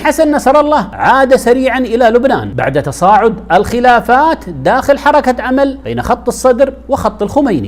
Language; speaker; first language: Arabic; native; Arabic